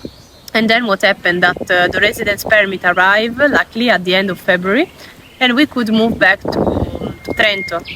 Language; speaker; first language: English; non-native, fluent; Italian